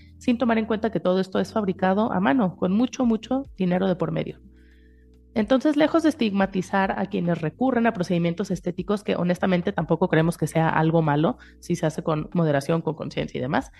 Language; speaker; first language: Spanish; native; Spanish